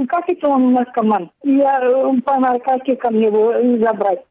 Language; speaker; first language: Russian; non-native, local second language; Turkmen